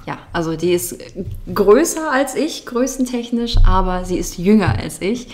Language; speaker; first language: German; early bilingual, other home language; Russian